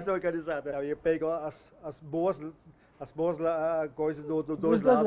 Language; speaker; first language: Portuguese; non-native, fluent; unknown